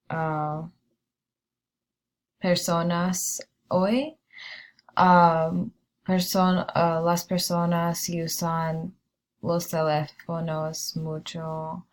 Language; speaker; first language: Spanish; non-native, learner; English